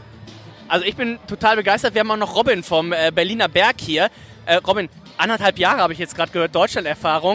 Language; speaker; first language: German; native; German